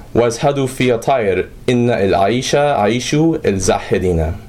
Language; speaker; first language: Arabic; non-native, fluent; English